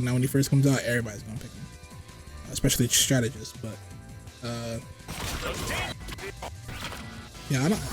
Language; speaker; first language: English; native; English